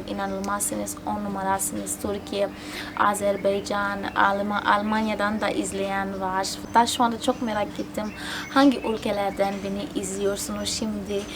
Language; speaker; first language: Turkish; non-native, fluent; Portuguese